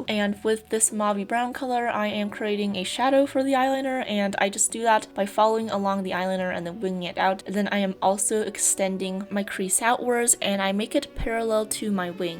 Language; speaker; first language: English; native; English